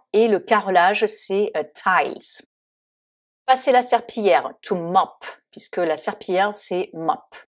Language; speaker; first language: French; native; French